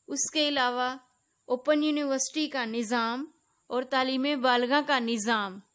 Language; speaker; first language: Urdu; native; Urdu